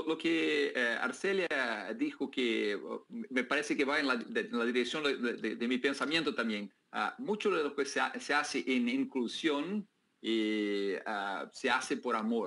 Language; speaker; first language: Spanish; non-native, fluent; Portuguese